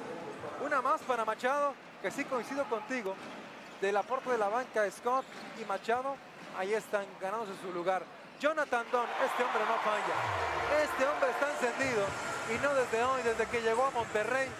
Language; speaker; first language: Spanish; native; Spanish